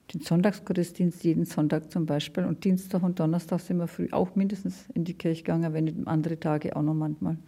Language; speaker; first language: German; native; German